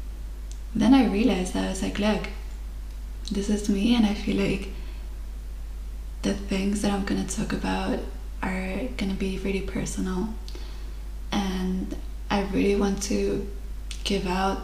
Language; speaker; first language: English; non-native, fluent; Spanish